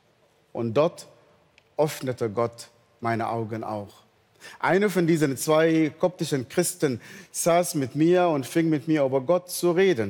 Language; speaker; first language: German; non-native, fluent; Arabic